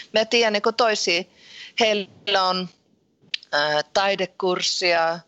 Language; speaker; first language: Finnish; early bilingual, heritage; Finnish